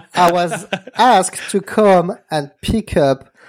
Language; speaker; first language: English; non-native, fluent; French